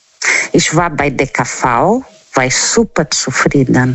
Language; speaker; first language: German; non-native, learner; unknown